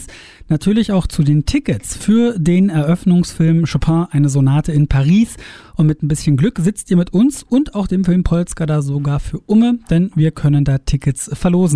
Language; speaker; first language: German; native; German